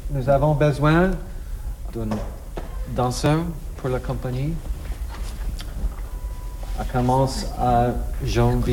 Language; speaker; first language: French; non-native, learner; English